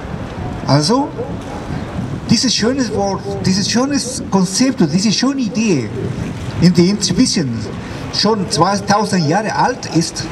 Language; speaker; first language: German; non-native, fluent; Spanish